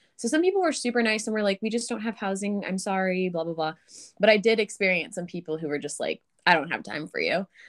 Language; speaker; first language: English; native; English